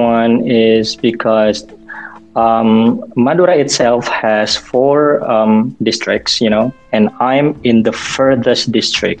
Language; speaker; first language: English; non-native, fluent; Indonesian